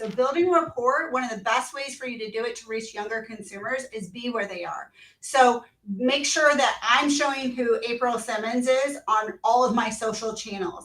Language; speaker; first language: English; native; English